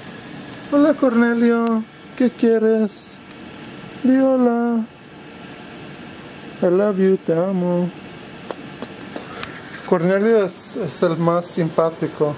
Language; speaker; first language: Spanish; non-native, fluent; English